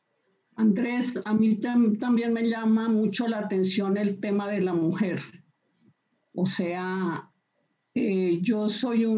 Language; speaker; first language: Spanish; native; Spanish